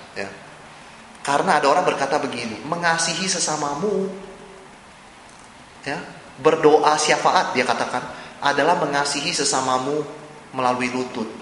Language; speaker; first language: Indonesian; native; Indonesian